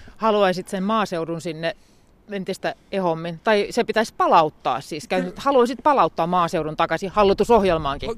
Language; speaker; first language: Finnish; native; Finnish